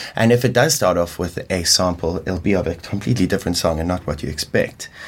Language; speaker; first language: English; native; English